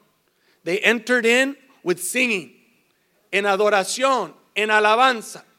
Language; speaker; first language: Spanish; early bilingual, heritage; English